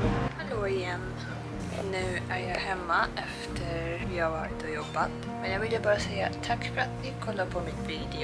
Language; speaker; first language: Swedish; early bilingual, heritage; Korean